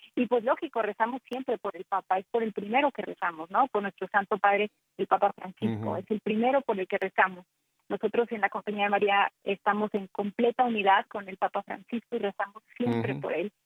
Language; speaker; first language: Spanish; native; Spanish